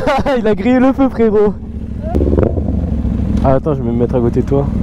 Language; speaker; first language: French; native; French